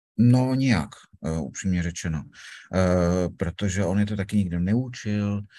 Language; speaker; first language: Czech; native; Czech